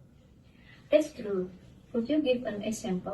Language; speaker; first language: English; non-native, learner; Indonesian